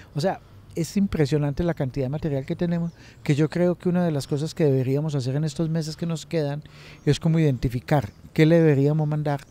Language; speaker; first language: Spanish; native; Spanish